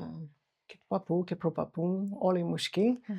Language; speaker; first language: Greek; non-native, fluent; English